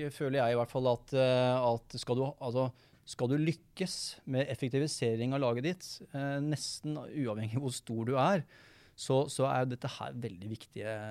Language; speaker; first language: Norwegian; native; Norwegian